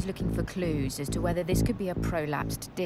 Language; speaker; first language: English; native; English